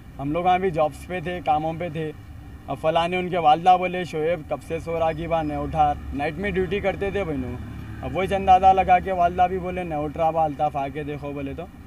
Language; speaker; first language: Hindi; non-native, local second language; Urdu